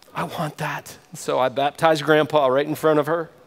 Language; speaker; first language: English; native; English